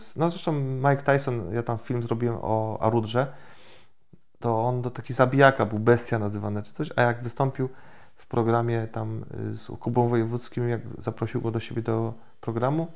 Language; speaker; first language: Polish; native; Polish